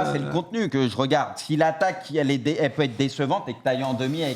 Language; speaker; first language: French; native; French